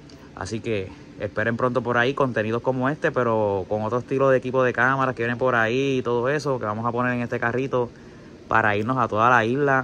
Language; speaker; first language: Spanish; native; Spanish